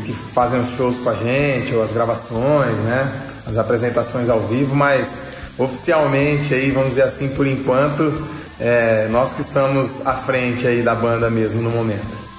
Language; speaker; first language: Portuguese; native; Portuguese